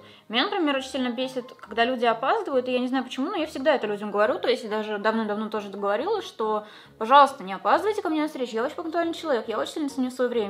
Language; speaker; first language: Russian; native; Russian